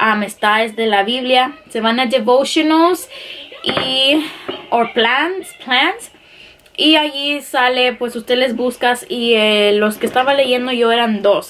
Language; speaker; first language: Spanish; early bilingual, heritage; Spanish